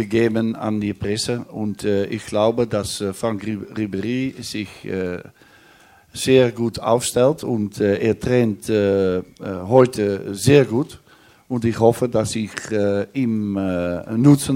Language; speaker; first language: German; non-native, learner; Dutch